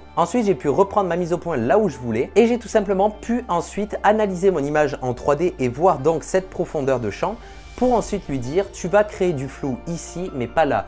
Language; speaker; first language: French; native; French